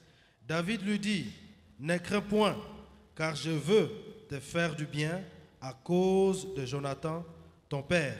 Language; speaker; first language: French; non-native, local second language; Lingala